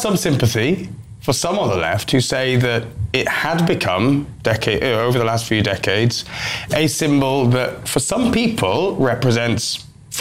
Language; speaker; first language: English; native; English